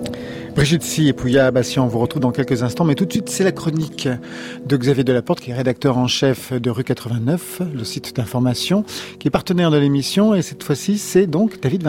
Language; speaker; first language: French; native; French